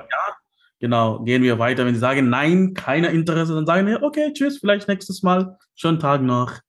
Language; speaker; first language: German; non-native, fluent; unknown